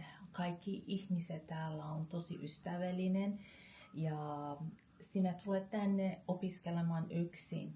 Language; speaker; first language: Finnish; non-native, learner; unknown